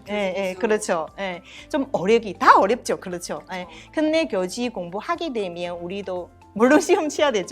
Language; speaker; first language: Korean; non-native, learner; Chinese